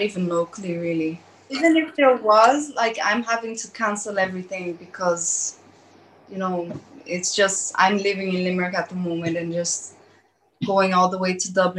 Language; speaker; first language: English; early bilingual, other home language; Portuguese